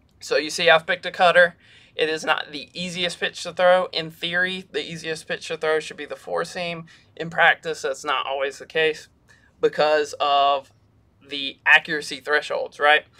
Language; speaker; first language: English; native; English